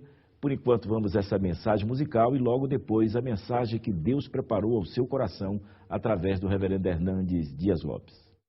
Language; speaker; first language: Portuguese; native; Portuguese